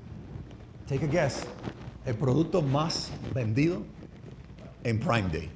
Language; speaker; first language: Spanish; early bilingual, heritage; English